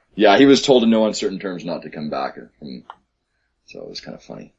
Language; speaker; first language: English; native; English